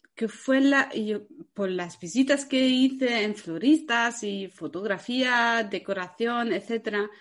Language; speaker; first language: Spanish; non-native, fluent; German